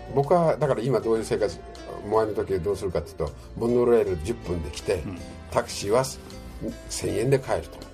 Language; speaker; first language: Japanese; native; Japanese